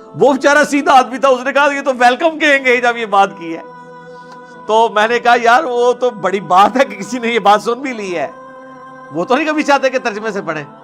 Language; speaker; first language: Urdu; non-native, local second language; Punjabi